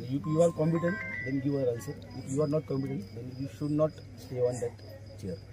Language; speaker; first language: English; non-native, local second language; Marathi